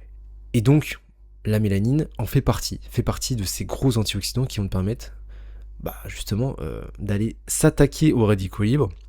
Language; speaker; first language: French; native; French